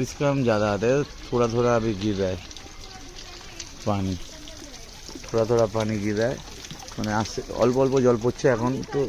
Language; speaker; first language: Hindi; non-native, local second language; Bangla